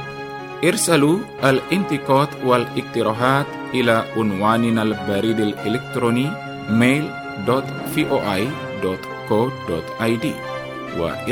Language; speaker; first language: Arabic; non-native, fluent; Indonesian